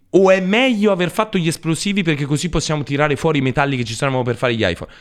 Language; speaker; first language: Italian; native; Italian